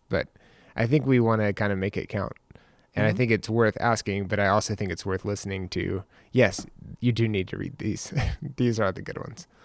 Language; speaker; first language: English; native; English